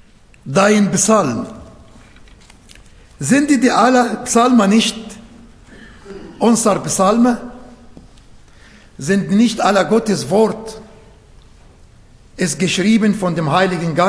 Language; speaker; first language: German; non-native, fluent; Arabic